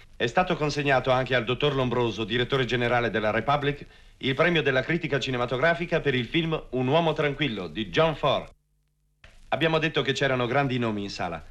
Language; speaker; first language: Italian; native; Italian